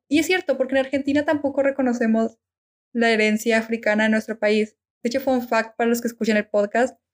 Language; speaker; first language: Spanish; native; Spanish